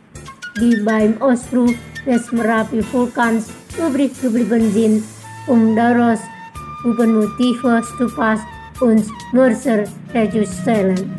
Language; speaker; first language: German; non-native, fluent; Indonesian